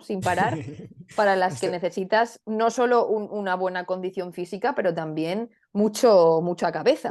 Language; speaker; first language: Spanish; native; Spanish